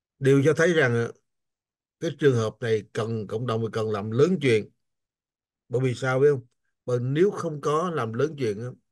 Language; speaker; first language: Vietnamese; native; Vietnamese